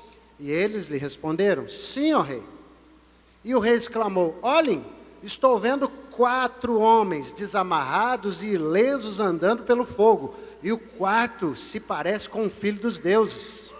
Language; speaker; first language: Portuguese; native; Portuguese